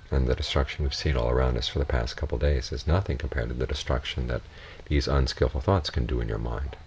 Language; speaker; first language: English; native; English